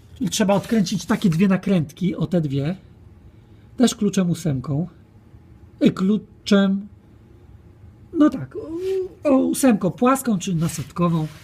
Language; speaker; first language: Polish; native; Polish